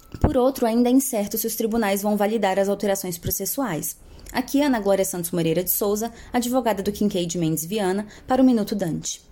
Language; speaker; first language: Portuguese; native; Portuguese